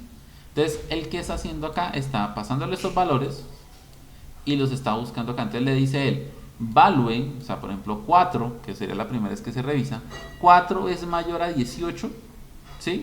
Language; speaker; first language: Spanish; native; Spanish